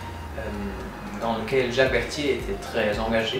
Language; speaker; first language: French; non-native, fluent; German